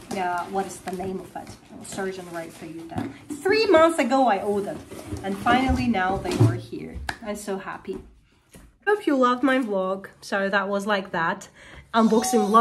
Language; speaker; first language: English; non-native, fluent; Azerbaijani